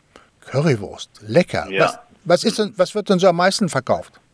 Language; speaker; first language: German; native; German